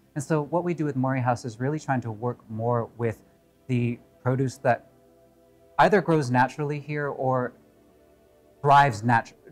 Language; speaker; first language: English; native; English